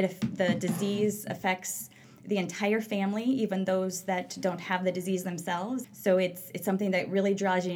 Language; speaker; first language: English; native; English